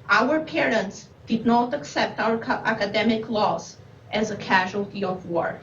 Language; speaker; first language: English; non-native, fluent; Albanian